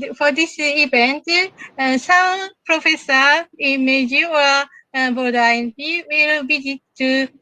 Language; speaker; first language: English; non-native, learner; Japanese